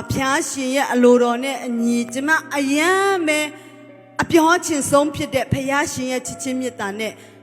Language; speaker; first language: Burmese; non-native, local second language; Hakha Chin